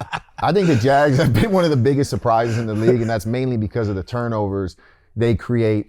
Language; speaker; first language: English; native; English